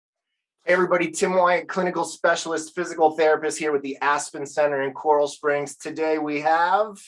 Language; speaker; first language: English; native; English